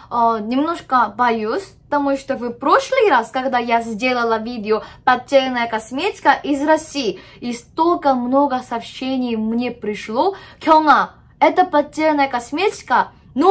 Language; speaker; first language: Russian; non-native, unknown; Korean